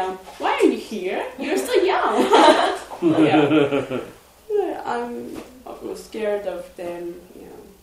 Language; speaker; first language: English; non-native, learner; Korean